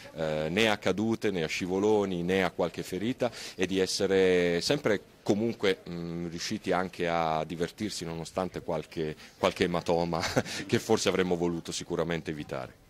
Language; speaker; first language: Italian; native; Italian